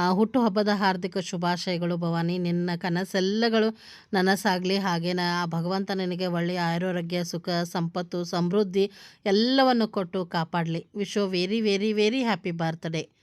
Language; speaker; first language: Kannada; native; Kannada